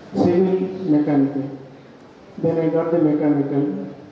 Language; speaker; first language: English; non-native, local second language; Telugu